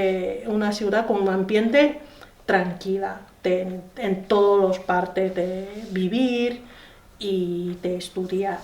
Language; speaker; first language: Spanish; non-native, learner; Chinese